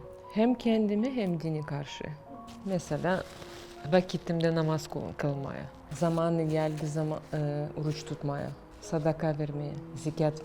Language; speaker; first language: Turkish; non-native, fluent; Russian